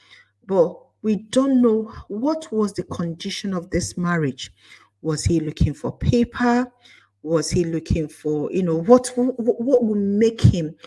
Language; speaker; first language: English; non-native, local second language; Igbo